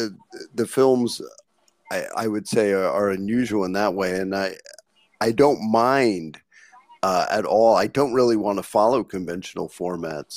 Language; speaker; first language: English; native; English